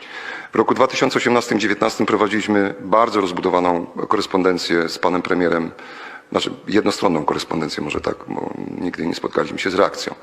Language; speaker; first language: Polish; native; Polish